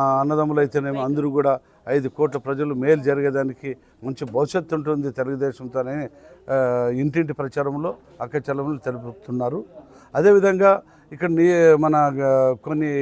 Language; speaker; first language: Telugu; native; Telugu